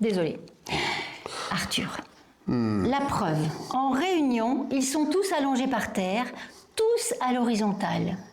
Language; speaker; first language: French; native; French